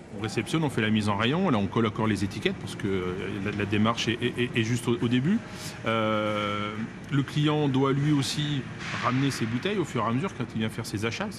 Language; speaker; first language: French; native; French